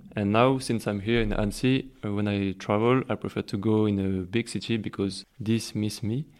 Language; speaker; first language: English; non-native, learner; French